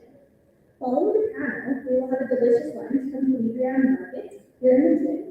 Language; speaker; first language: English; native; English